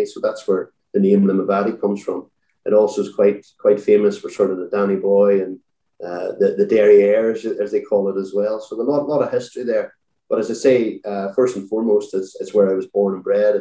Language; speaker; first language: English; native; English